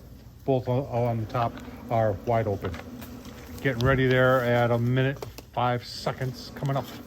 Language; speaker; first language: English; native; English